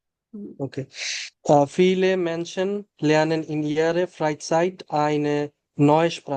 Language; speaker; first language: German; non-native, learner; Bangla